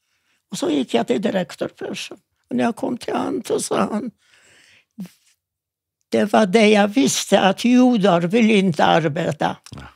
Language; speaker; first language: Norwegian; non-native, fluent; Yiddish